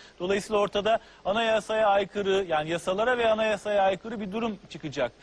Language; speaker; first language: Turkish; native; Turkish